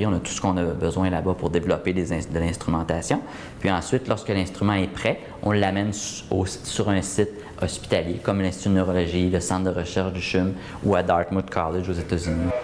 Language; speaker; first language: French; native; French